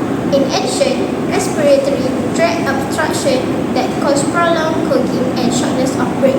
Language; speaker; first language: English; non-native, learner; Malay